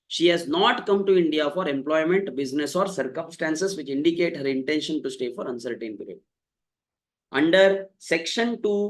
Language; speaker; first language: English; non-native, local second language; Kannada